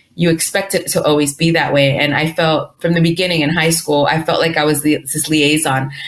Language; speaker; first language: English; early bilingual, other home language; Spanish